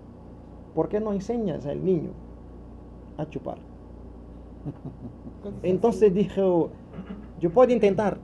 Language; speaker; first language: Spanish; non-native, learner; Portuguese